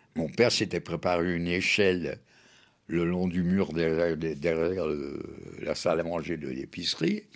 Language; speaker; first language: French; native; French